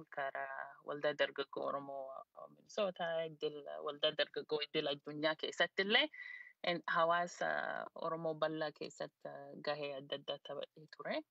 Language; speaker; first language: Oromo; early bilingual, heritage; Oromo